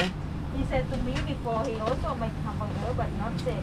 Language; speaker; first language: English; non-native, learner; Vietnamese